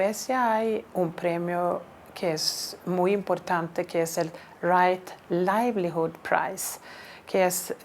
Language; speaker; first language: Spanish; non-native, fluent; Swedish